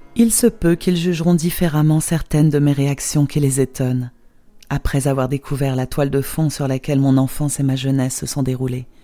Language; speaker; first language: French; non-native, fluent; Polish